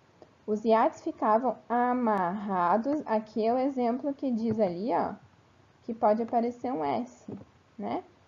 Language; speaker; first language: Portuguese; native; Portuguese